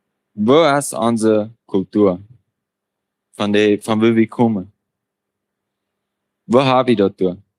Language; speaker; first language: German; non-native, local second language; Plautdietsch